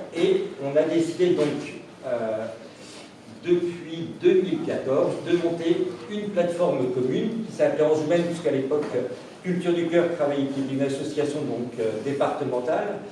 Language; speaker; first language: French; native; French